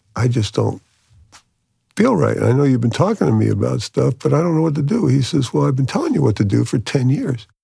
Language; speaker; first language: English; native; English